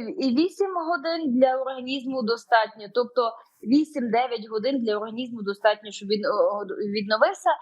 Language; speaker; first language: Ukrainian; native; Ukrainian